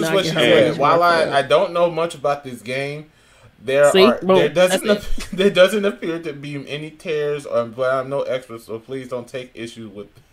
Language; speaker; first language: English; native; English